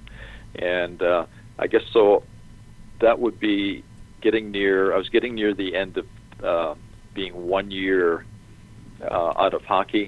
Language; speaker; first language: English; native; English